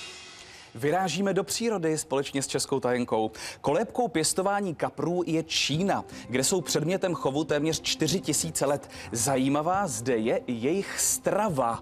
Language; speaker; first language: Czech; native; Czech